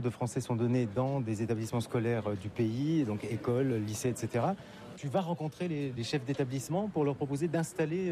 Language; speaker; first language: French; native; French